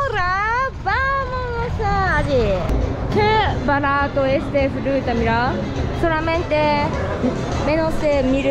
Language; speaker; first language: Spanish; non-native, learner; Japanese